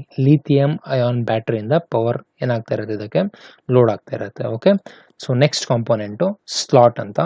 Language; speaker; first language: Kannada; native; Kannada